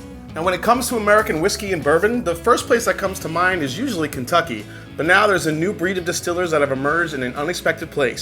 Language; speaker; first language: English; native; English